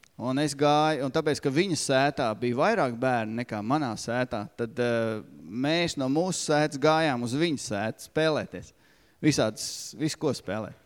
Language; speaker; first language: Latvian; native; Latvian